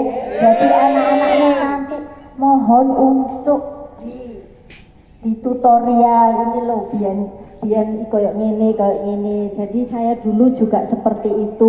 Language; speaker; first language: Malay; non-native, local second language; Javanese